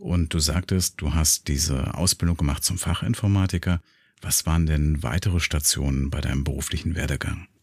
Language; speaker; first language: German; native; German